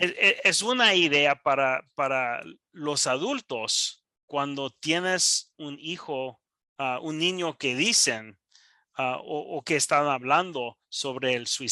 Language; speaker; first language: Spanish; non-native, learner; English